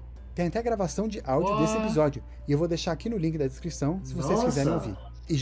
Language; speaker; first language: Portuguese; native; Portuguese